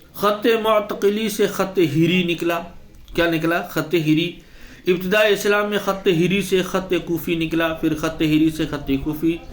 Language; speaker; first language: Urdu; native; Urdu